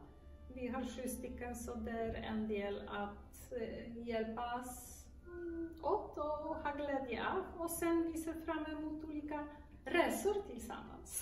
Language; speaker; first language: Swedish; non-native, fluent; Polish